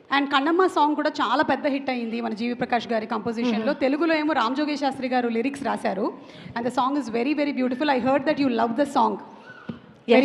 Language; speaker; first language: Telugu; native; Telugu